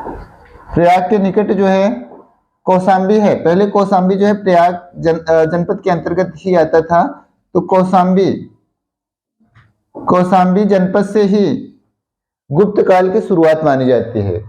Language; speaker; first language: Hindi; native; Hindi